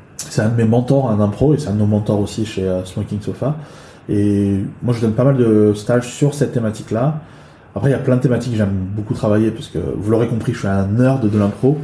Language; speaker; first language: French; early bilingual, other home language; Chinese